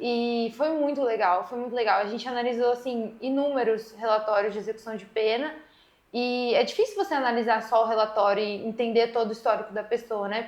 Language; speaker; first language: Portuguese; native; Portuguese